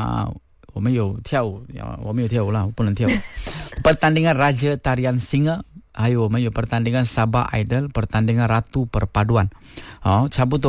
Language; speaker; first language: Chinese; non-native, local second language; Tamil